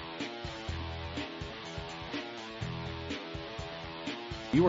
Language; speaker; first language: English; early bilingual, other home language; Portuguese